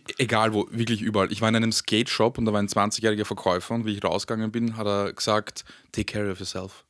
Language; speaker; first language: German; early bilingual, other home language; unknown